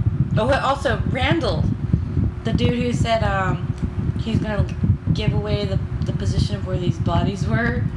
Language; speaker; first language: English; native; English